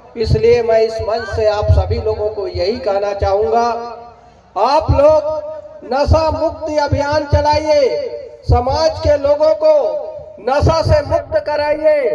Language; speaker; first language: Hindi; non-native, local second language; Gondi